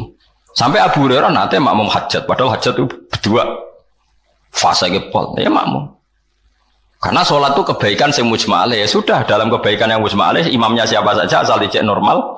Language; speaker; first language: Indonesian; non-native, local second language; Javanese